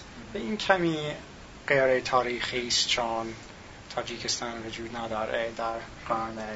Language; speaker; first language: Persian; non-native, learner; English